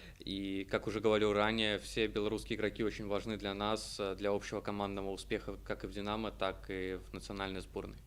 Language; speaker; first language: Russian; native; Russian